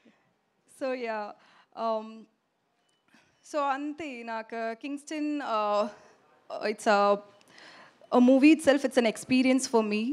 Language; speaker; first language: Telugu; non-native, learner; Tamil